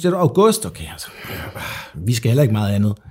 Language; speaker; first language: Danish; native; Danish